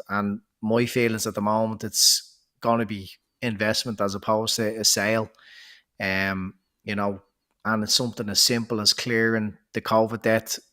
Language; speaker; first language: English; native; English